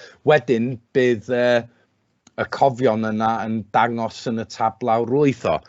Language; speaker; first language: Welsh; non-native, local second language; English